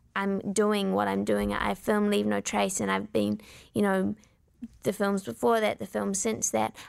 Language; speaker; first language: English; native; English